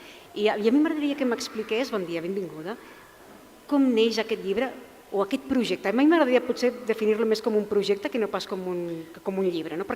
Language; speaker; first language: Catalan; native; Catalan